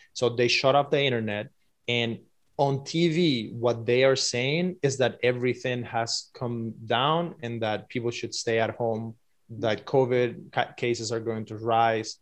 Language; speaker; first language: English; non-native, fluent; Spanish